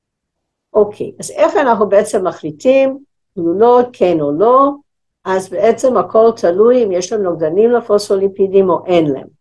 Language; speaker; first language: Hebrew; non-native, fluent; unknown